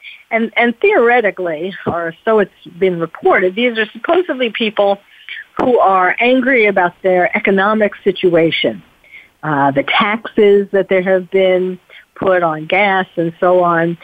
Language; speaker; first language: English; native; English